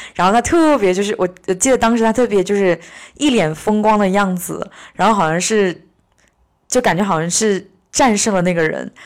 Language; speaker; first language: Chinese; native; Chinese